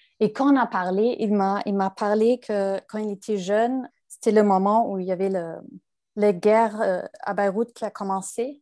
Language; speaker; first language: French; non-native, fluent; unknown